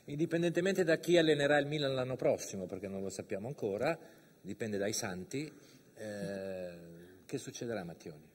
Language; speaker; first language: Italian; native; Italian